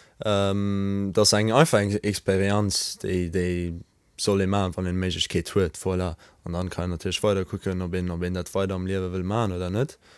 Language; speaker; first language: Luxembourgish; early bilingual, other home language; Polish